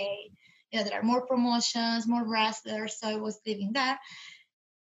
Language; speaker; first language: English; non-native, fluent; Italian